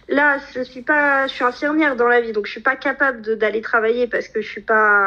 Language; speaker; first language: French; native; French